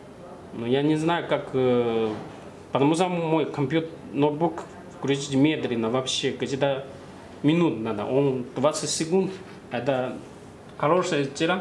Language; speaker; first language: Russian; non-native, learner; Chinese